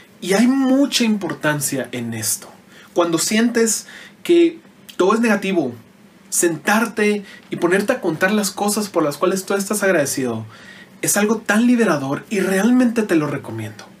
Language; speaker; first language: Spanish; native; Spanish